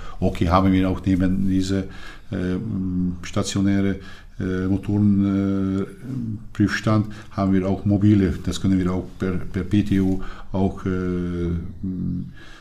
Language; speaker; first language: German; non-native, learner; Hungarian